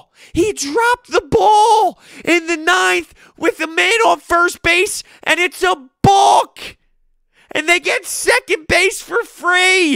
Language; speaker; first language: English; native; English